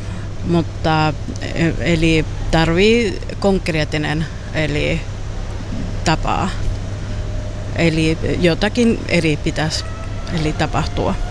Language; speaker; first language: Finnish; non-native, learner; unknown